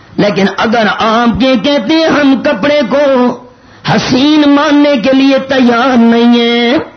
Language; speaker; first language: Urdu; non-native, local second language; Punjabi